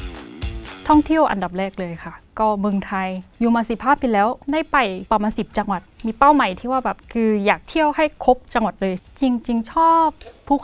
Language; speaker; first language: Thai; non-native, fluent; Korean